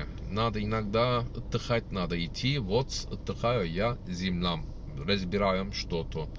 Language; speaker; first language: Russian; non-native, learner; Turkish